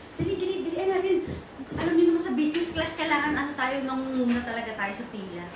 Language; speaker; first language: Filipino; native; Filipino